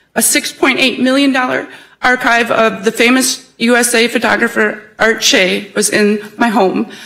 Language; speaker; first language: English; native; English